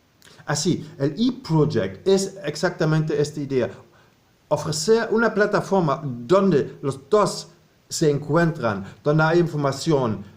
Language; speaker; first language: Spanish; non-native, fluent; German